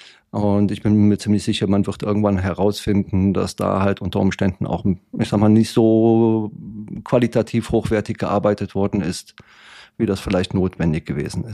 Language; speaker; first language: German; native; German